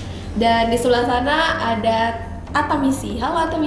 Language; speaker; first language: Indonesian; native; Indonesian